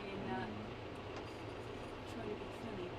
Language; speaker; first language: English; native; English